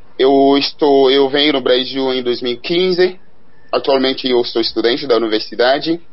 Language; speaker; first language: Portuguese; non-native, fluent; Haitian Creole